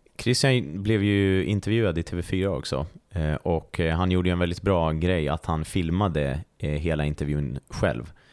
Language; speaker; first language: Swedish; early bilingual, other home language; Persian